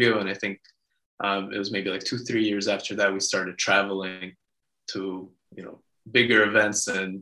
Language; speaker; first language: English; early bilingual, other home language; Hebrew